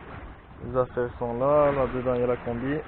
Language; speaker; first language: French; native; French